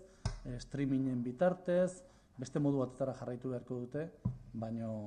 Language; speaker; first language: Basque; native; Basque